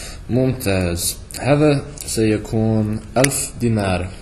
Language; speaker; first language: Arabic; non-native, learner; English